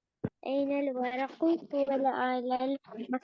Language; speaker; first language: Arabic; non-native, learner; Urdu